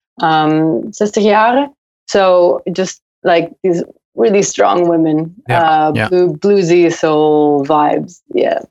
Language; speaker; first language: Dutch; non-native, learner; English